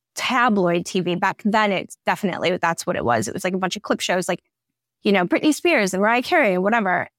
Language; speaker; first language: English; native; English